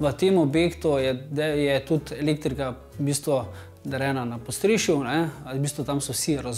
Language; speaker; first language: Slovenian; native; Slovenian